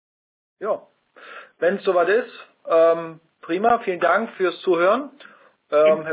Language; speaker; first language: German; native; German